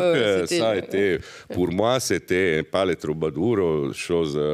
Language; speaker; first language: French; non-native, fluent; Italian